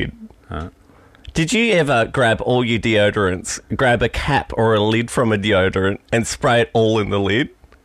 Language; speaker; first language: English; native; English